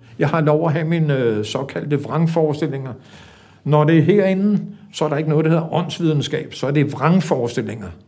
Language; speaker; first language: Danish; non-native, fluent; Macedonian